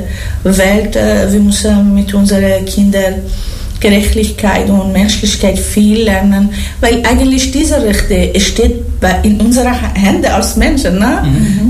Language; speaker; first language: German; non-native, learner; Persian